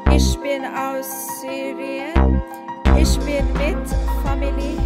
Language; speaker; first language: German; non-native, learner; Arabic